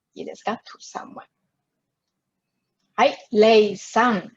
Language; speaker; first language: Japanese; non-native, fluent; Chinese